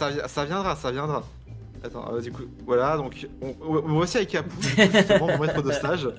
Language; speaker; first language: French; native; French